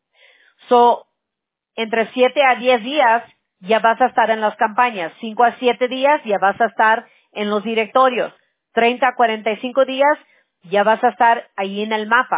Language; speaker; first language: Spanish; early bilingual, heritage; Spanish